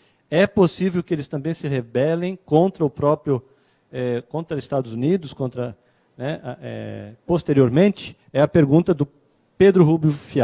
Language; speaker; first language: Portuguese; native; Portuguese